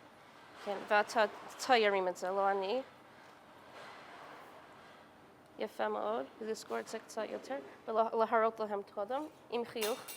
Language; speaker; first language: Hebrew; non-native, fluent; English